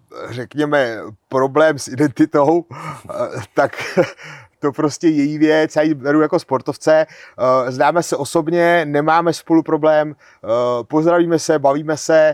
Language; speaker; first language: Czech; native; Czech